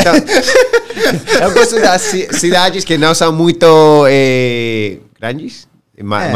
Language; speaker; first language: Portuguese; non-native, learner; English